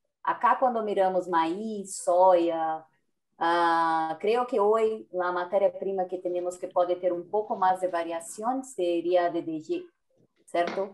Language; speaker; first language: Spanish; non-native, learner; Portuguese